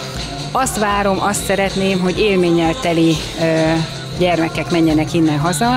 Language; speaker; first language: Hungarian; native; Hungarian